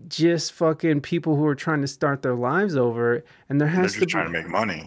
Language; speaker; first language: English; early bilingual, other home language; Spanish